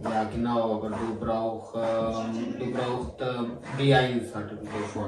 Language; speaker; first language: German; non-native, learner; Urdu